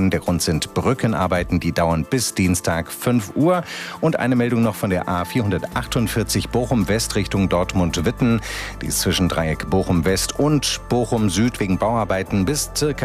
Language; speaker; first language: German; native; German